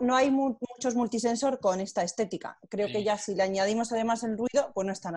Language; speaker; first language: Spanish; native; Spanish